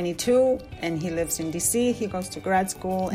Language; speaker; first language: English; non-native, fluent; Spanish